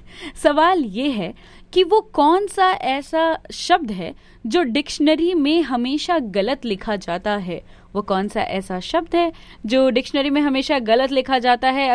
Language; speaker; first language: Hindi; native; Hindi